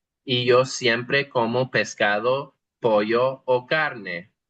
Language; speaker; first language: Spanish; non-native, fluent; English